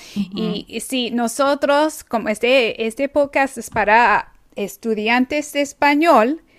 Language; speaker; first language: Spanish; non-native, fluent; English